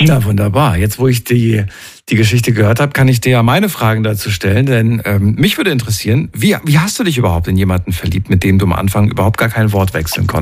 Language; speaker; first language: German; native; German